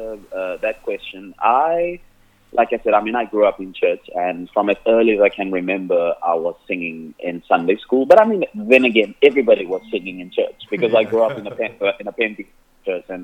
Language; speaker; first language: English; non-native, local second language; Afrikaans